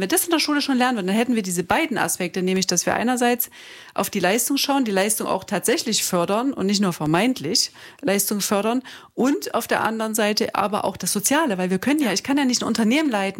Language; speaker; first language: German; native; German